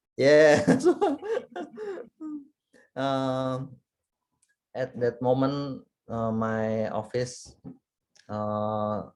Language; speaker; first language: English; non-native, learner; Indonesian